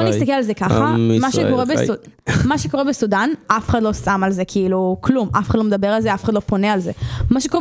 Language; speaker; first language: Hebrew; native; Hebrew